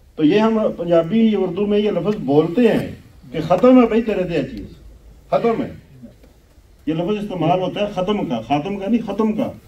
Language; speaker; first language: Urdu; non-native, local second language; Punjabi